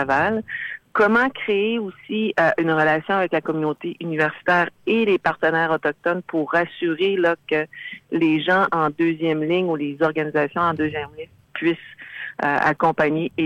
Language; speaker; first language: French; native; French